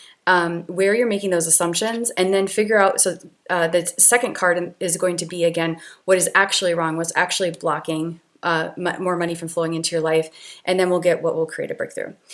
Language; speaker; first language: English; native; English